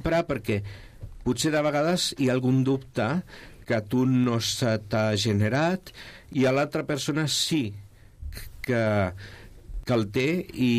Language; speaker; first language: Catalan; non-native, local second language; Spanish